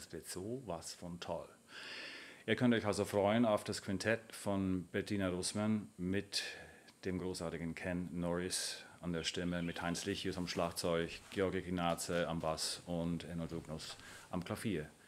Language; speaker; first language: German; native; German